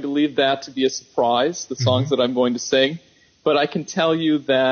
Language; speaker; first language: English; native; English